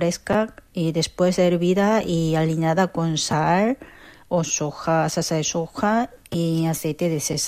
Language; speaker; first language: Spanish; non-native, fluent; Korean